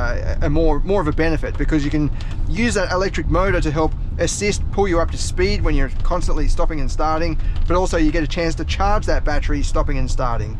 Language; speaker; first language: English; native; English